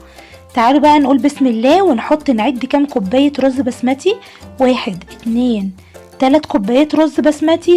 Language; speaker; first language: Arabic; native; Arabic